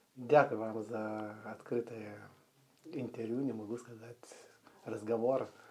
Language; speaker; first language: Russian; non-native, fluent; Lithuanian